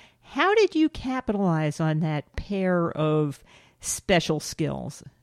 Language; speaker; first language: English; native; English